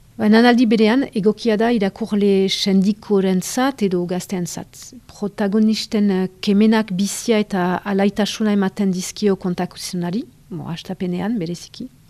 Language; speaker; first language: Basque; native; Basque